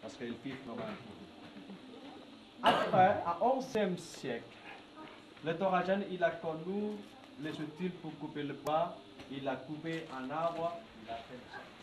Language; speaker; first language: French; non-native, learner; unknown